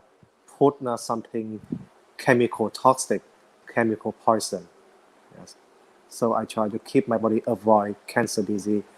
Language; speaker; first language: English; non-native, learner; Vietnamese